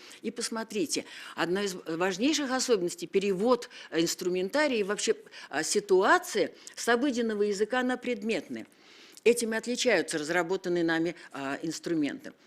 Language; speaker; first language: Russian; native; Russian